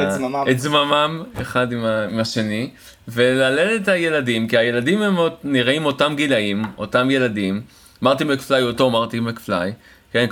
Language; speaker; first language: Hebrew; native; Hebrew